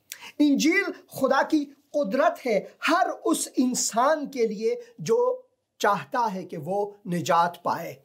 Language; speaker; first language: Hindi; non-native, fluent; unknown